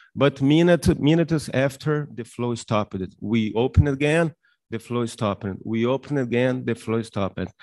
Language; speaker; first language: English; non-native, fluent; Portuguese